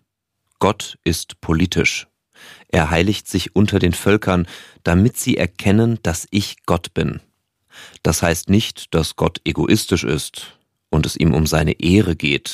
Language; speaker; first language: German; native; German